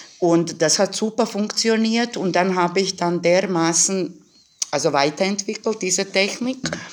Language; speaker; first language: German; non-native, fluent; Croatian